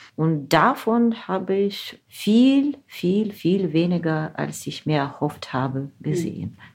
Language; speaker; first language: German; non-native, fluent; Ukrainian